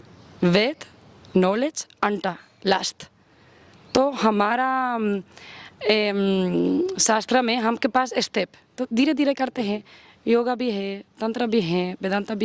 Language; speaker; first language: Hindi; non-native, learner; Spanish